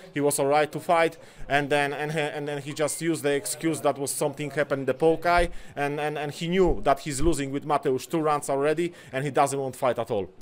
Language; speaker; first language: English; non-native, fluent; Polish